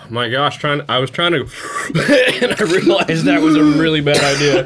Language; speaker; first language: English; native; English